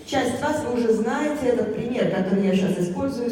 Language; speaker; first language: Russian; native; Russian